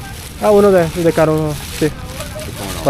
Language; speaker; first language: Spanish; non-native, learner; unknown